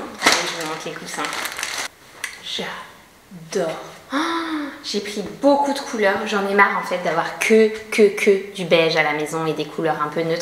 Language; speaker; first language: French; native; French